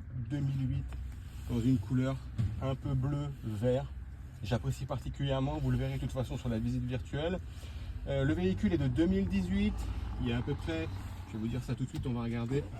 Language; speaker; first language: French; native; French